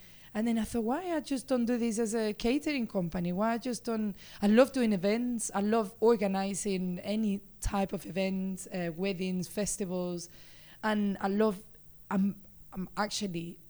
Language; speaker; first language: English; non-native, fluent; Spanish